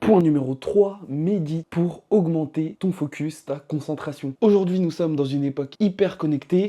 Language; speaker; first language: French; native; French